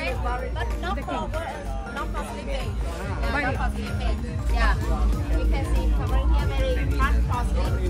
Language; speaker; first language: English; non-native, fluent; Vietnamese